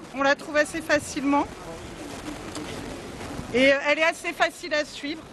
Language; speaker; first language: French; native; French